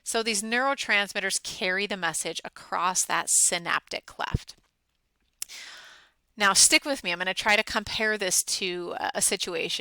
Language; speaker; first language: English; native; English